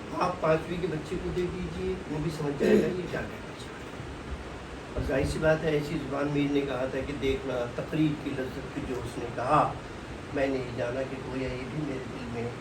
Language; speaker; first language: Urdu; native; Urdu